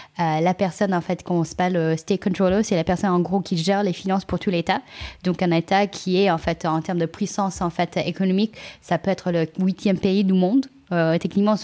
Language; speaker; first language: French; non-native, fluent; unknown